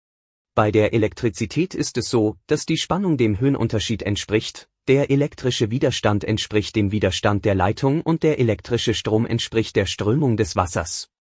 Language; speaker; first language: German; native; German